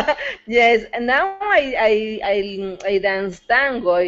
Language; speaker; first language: English; non-native, fluent; Spanish